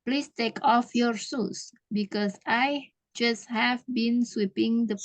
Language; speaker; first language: English; non-native, fluent; Indonesian